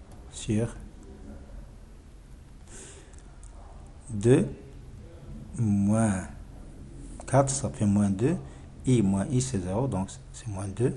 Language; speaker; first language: French; non-native, local second language; Arabic